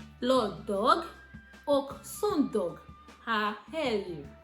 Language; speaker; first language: Swedish; non-native, learner; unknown